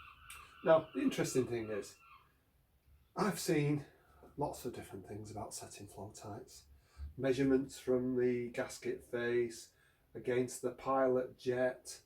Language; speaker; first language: English; native; English